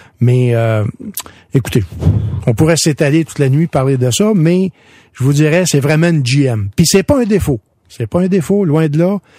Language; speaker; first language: French; native; French